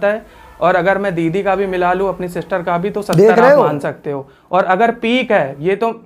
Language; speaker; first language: Hindi; native; Hindi